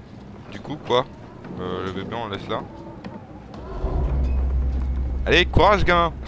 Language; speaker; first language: French; native; French